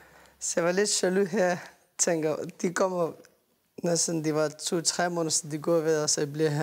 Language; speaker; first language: Danish; non-native, learner; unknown